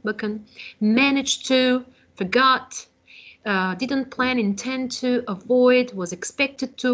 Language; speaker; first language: English; non-native, fluent; Turkish